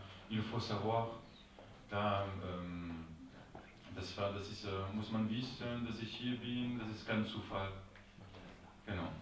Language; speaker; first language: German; non-native, local second language; French